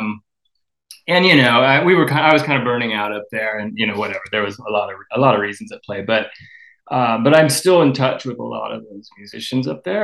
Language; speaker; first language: English; native; English